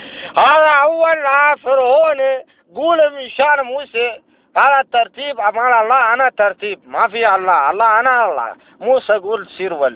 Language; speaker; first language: Arabic; non-native, learner; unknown